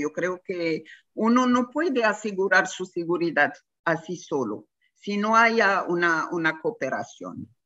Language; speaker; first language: Spanish; non-native, fluent; Arabic